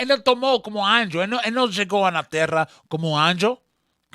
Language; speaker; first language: Spanish; early bilingual, heritage; Spanish